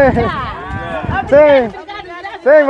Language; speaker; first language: Portuguese; non-native, learner; Vietnamese